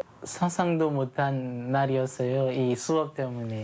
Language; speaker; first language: Korean; non-native, fluent; French